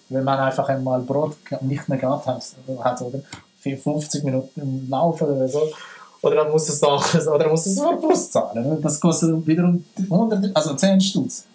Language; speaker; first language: German; non-native, fluent; Persian